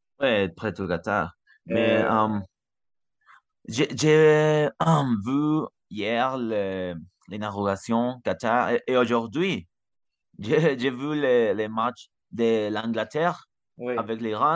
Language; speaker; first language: French; non-native, learner; Spanish